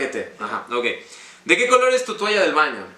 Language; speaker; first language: Spanish; native; Spanish